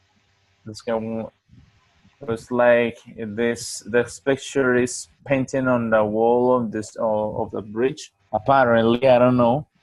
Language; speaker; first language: English; non-native, learner; Spanish